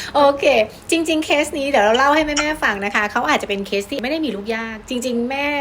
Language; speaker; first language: Thai; native; Thai